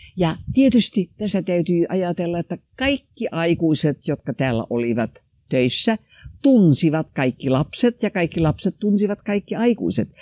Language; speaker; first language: Finnish; non-native, local second language; Swedish